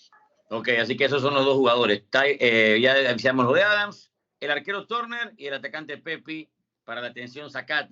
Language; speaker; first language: Spanish; native; Spanish